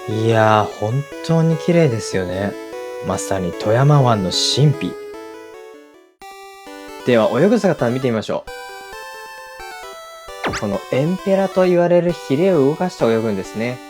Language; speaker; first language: Japanese; native; Japanese